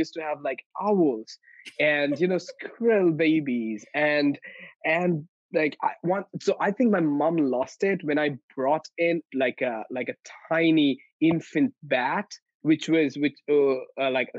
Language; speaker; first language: English; non-native, local second language; Bangla